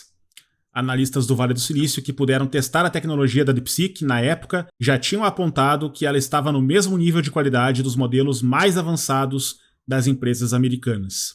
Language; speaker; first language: Portuguese; native; Portuguese